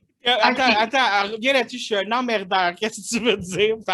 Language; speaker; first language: French; native; French